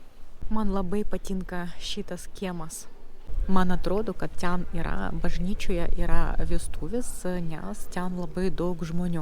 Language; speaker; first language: Lithuanian; non-native, learner; Russian